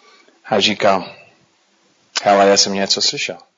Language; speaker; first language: Czech; non-native, fluent; English